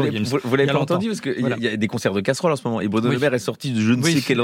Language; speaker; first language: French; native; French